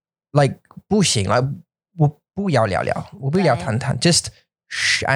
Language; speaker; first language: Chinese; non-native, learner; English